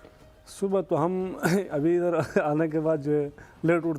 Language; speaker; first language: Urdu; non-native, local second language; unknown